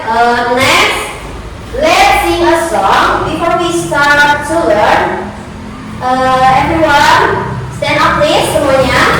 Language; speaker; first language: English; non-native, learner; Indonesian